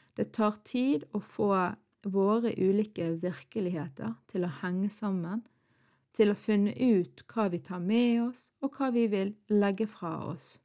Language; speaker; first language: Norwegian; early bilingual, other home language; Arabic